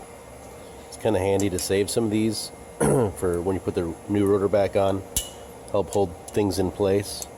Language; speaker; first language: English; native; English